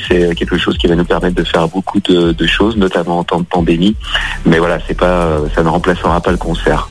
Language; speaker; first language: French; native; French